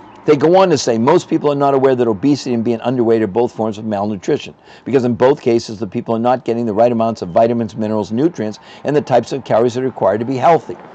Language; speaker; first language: English; native; English